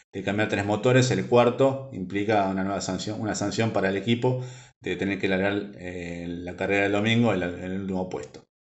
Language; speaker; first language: Spanish; native; Spanish